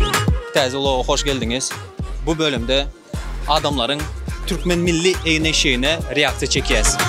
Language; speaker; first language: Turkish; non-native, learner; Turkmen